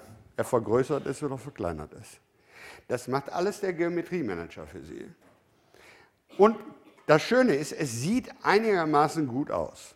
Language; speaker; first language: German; native; German